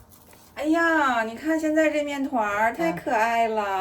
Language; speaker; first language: Chinese; native; Chinese